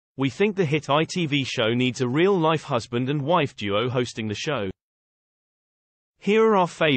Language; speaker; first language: English; native; English